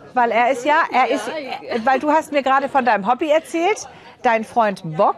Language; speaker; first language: German; native; German